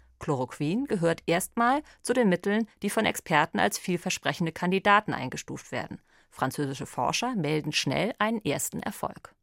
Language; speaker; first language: German; native; German